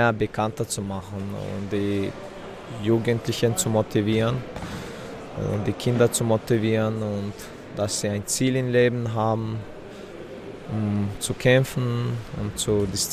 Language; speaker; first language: German; non-native, fluent; Chechen